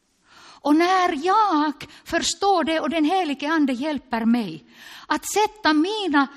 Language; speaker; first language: Swedish; non-native, local second language; Finnish